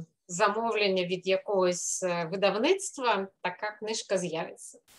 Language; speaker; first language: Ukrainian; non-native, fluent; Russian